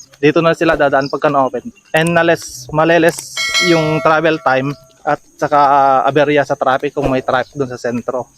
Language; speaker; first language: Filipino; non-native, local second language; Iloko